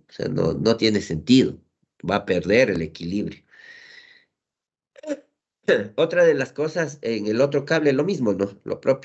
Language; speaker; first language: Spanish; native; Spanish